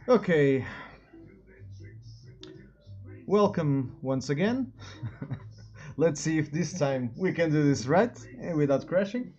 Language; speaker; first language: English; non-native, fluent; Portuguese